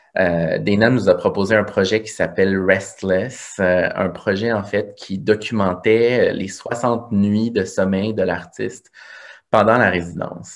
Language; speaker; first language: French; native; French